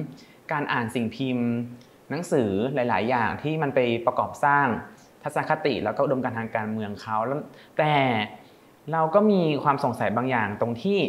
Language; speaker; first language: Thai; native; Thai